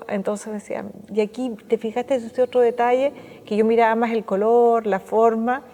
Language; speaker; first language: Spanish; native; Spanish